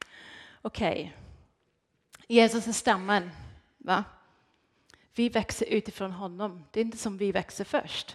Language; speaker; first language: Swedish; non-native, fluent; English